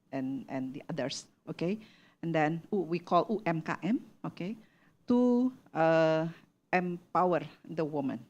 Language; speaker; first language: English; non-native, learner; Indonesian